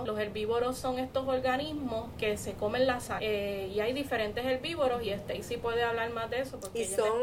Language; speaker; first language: Spanish; native; Spanish